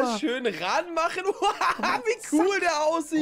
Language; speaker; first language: German; native; German